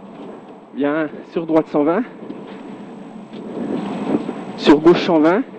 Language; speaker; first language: French; native; French